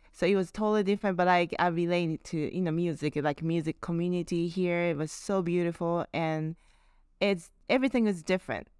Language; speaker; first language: English; non-native, fluent; Japanese